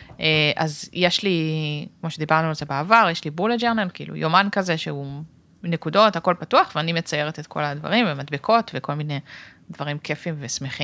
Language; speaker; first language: Hebrew; native; Hebrew